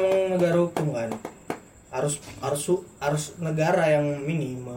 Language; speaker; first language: Indonesian; native; Indonesian